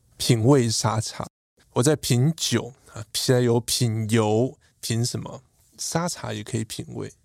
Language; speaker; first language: Chinese; native; Chinese